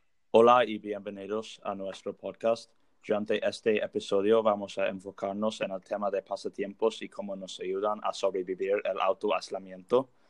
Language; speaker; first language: Spanish; non-native, learner; English